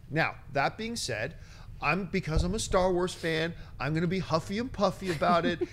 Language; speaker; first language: English; native; English